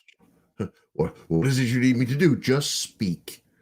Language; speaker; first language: English; native; English